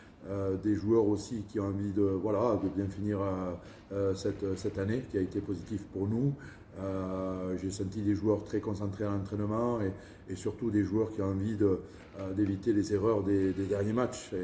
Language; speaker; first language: French; native; French